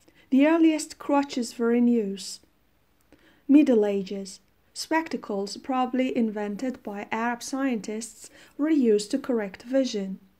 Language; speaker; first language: English; non-native, fluent; Persian